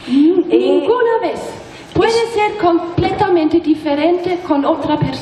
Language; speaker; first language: Spanish; non-native, learner; German